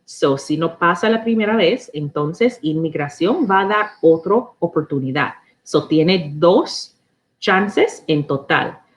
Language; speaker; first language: Spanish; non-native, learner; English